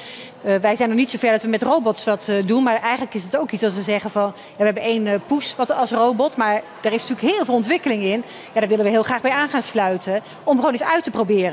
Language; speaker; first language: Dutch; native; Dutch